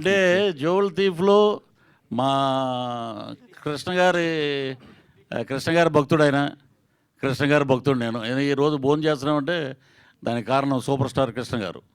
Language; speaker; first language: Telugu; native; Telugu